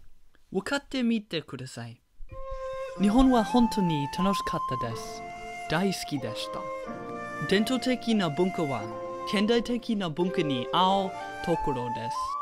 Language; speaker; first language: Japanese; non-native, learner; English